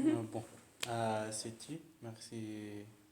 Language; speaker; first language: French; non-native, learner; Spanish